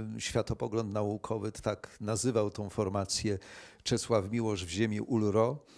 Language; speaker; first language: Polish; native; Polish